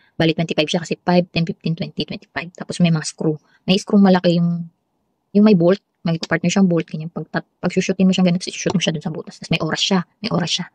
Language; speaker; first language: Filipino; native; Filipino